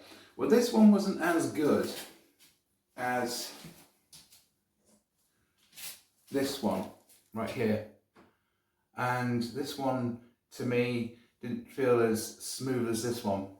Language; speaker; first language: English; native; English